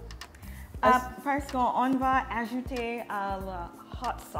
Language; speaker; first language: French; non-native, learner; English